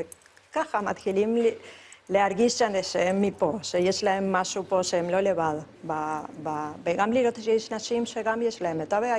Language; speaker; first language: Hebrew; non-native, fluent; Spanish